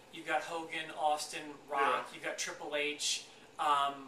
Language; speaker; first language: English; native; English